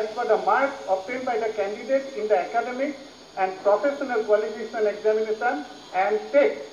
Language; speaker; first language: English; non-native, local second language; Assamese